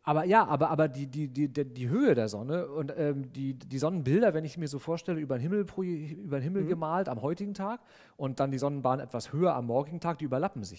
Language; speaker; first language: German; native; German